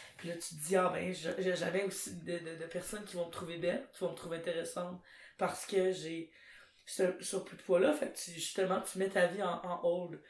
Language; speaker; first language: French; native; French